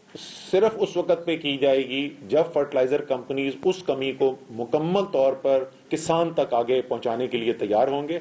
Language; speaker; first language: Urdu; native; Urdu